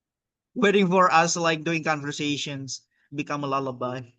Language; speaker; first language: English; non-native, fluent; Indonesian